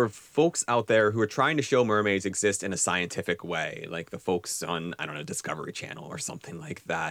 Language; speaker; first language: English; native; English